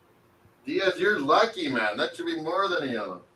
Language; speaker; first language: English; native; English